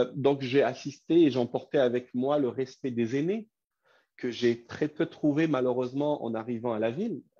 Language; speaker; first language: French; non-native, local second language; Kabyle